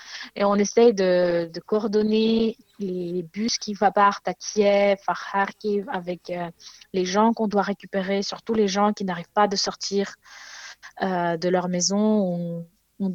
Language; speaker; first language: French; non-native, fluent; Ukrainian